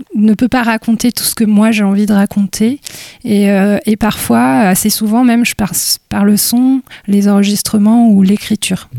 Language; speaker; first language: French; native; French